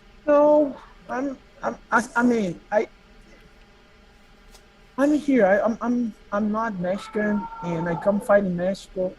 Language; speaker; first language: English; non-native, learner; Portuguese